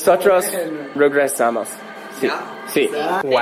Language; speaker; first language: Spanish; non-native, learner; English